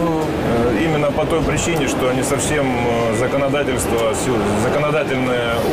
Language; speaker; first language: Russian; native; Russian